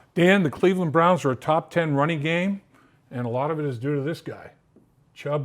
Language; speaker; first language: English; native; English